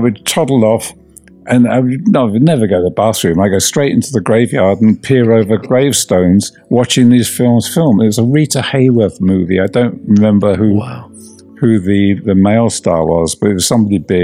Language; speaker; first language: English; native; English